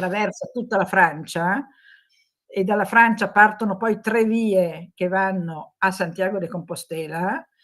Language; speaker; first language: Italian; native; Italian